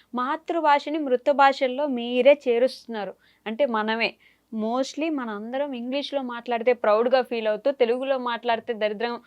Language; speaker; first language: Telugu; native; Telugu